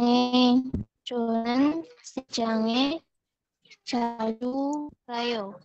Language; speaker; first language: Korean; non-native, learner; Indonesian